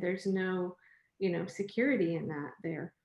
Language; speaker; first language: English; native; English